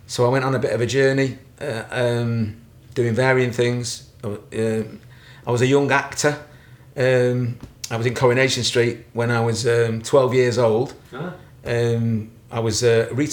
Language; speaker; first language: English; native; English